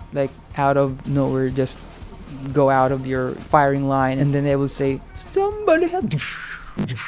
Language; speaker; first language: English; non-native, local second language; Hiligaynon